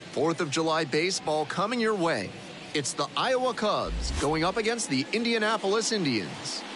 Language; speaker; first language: English; native; English